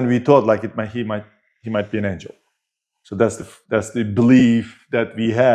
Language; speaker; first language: English; non-native, fluent; Turkish